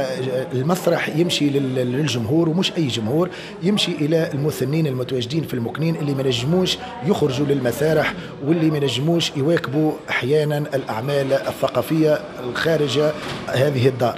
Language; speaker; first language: Arabic; native; Arabic